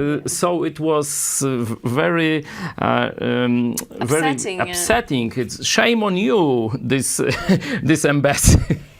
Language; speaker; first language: English; non-native, fluent; Polish